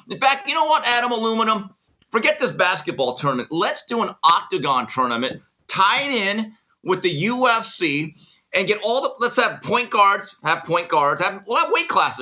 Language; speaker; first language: English; native; English